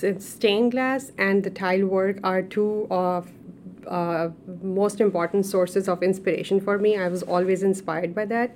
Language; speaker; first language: English; non-native, local second language; Urdu